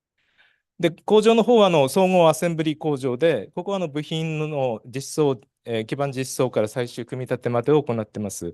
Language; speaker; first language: Japanese; native; Japanese